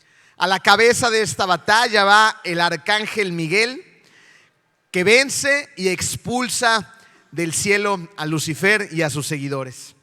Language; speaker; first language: Spanish; native; Spanish